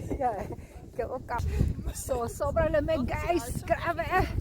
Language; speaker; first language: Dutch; non-native, fluent; Filipino